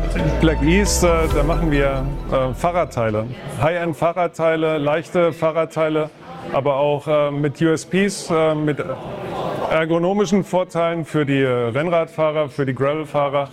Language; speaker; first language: German; native; German